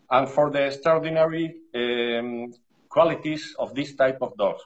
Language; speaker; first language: English; non-native, learner; Spanish